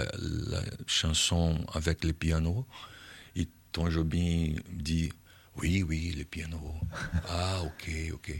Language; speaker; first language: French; non-native, learner; Portuguese